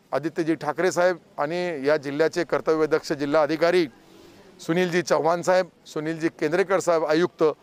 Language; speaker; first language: Marathi; non-native, local second language; Urdu